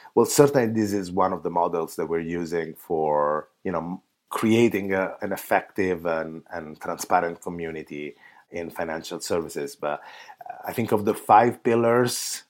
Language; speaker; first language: English; non-native, fluent; Italian